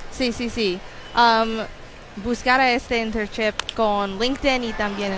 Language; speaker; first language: Spanish; non-native, learner; English